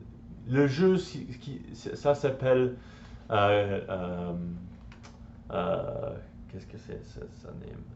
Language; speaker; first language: French; non-native, learner; English